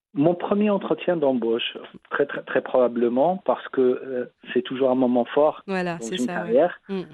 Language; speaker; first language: French; non-native, local second language; Arabic